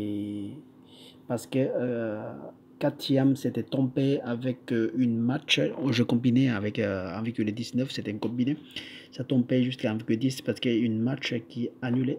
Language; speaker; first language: French; non-native, fluent; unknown